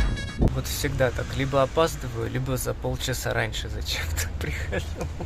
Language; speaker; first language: Russian; native; Russian